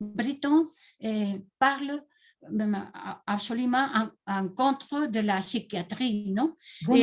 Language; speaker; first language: French; non-native, learner; Spanish